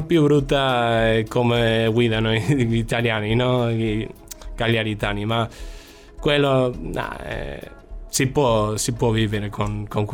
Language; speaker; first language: Italian; non-native, fluent; Spanish